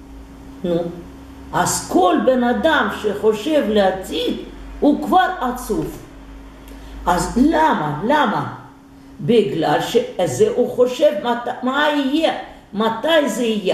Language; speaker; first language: Hebrew; non-native, fluent; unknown